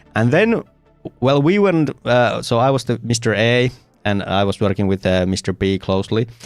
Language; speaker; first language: English; non-native, fluent; Finnish